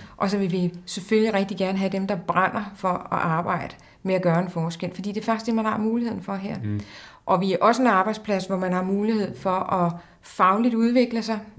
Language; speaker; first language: Danish; native; Danish